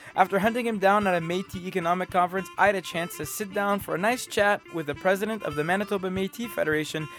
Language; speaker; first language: English; native; English